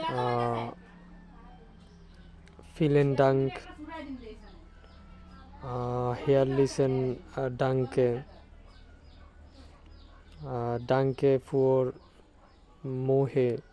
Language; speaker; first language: German; non-native, learner; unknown